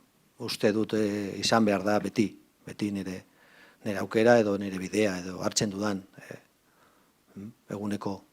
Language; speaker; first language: Basque; non-native, local second language; Spanish